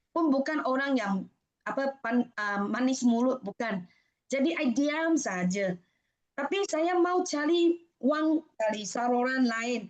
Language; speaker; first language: Indonesian; non-native, fluent; Malay